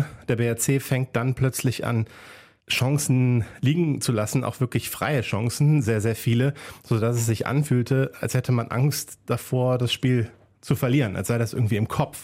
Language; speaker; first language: German; native; German